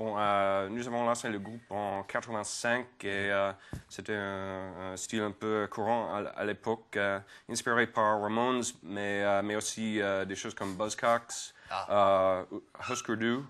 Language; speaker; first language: French; non-native, fluent; English